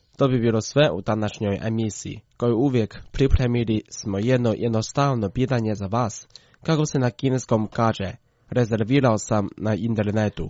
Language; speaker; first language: Croatian; non-native, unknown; Chinese